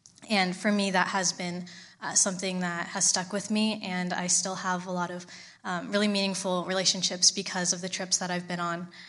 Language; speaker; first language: English; native; English